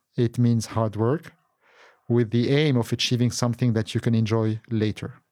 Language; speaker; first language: English; non-native, fluent; Arabic